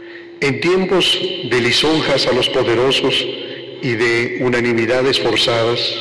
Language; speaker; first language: Spanish; native; Spanish